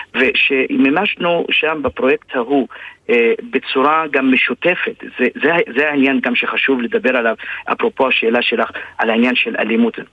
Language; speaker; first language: Hebrew; non-native, local second language; Arabic